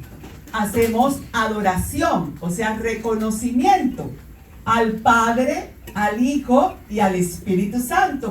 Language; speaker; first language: Spanish; native; Spanish